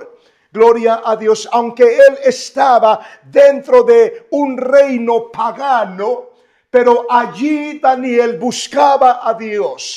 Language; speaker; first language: Spanish; native; Spanish